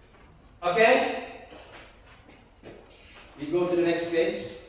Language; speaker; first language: English; non-native, learner; Indonesian